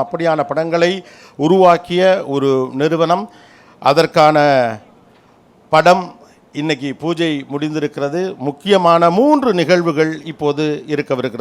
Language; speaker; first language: Tamil; native; Tamil